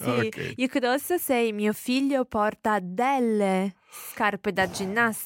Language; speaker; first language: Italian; non-native, learner; English